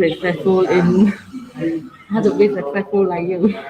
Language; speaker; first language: English; non-native, learner; Khmer